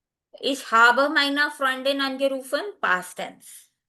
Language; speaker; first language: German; non-native, fluent; Hindi